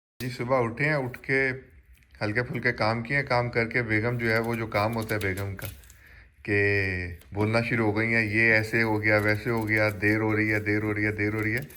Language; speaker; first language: Urdu; native; Urdu